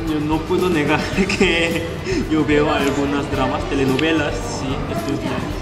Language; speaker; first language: Spanish; non-native, fluent; Korean